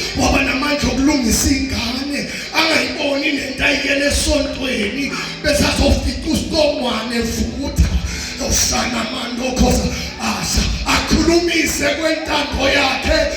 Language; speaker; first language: Zulu; non-native, local second language; Xhosa